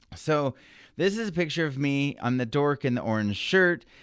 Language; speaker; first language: English; native; English